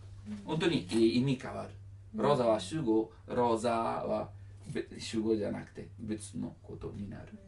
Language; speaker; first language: Japanese; non-native, learner; Italian